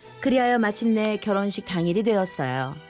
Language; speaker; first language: Korean; native; Korean